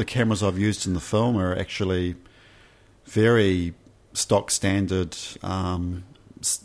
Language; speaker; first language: English; native; English